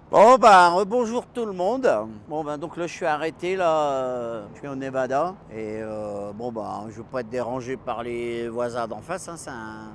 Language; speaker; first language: French; native; French